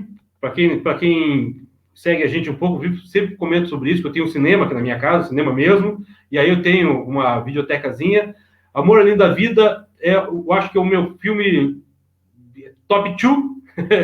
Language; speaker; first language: Portuguese; native; Portuguese